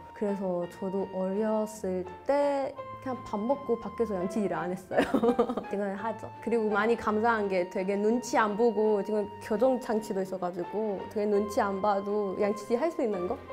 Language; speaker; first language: Korean; non-native, fluent; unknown